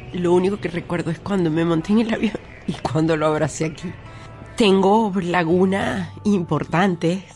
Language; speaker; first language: Spanish; native; Spanish